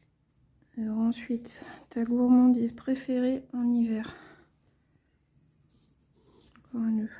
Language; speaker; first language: French; native; French